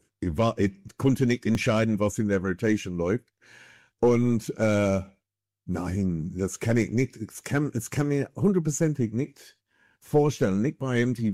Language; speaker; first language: German; non-native, fluent; English